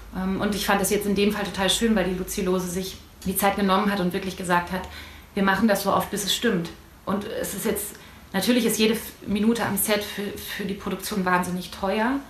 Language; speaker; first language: German; native; German